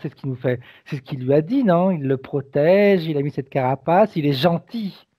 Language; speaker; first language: French; native; French